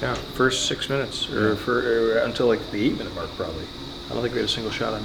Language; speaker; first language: English; native; English